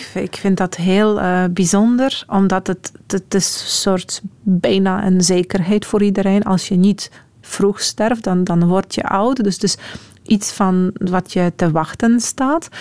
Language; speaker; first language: Dutch; non-native, fluent; Polish